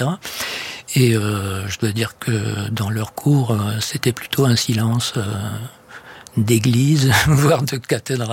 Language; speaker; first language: French; native; French